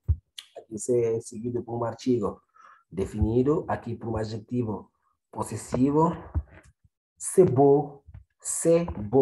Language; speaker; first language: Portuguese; non-native, fluent; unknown